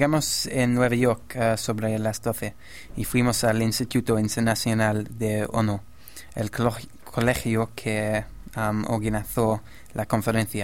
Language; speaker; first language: Spanish; non-native, learner; English